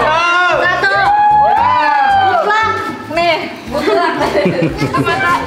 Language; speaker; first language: Indonesian; native; Indonesian